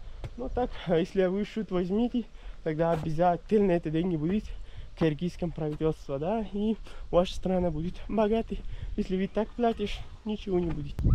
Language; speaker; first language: Russian; non-native, learner; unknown